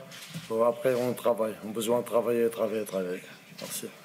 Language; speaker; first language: French; non-native, learner; Arabic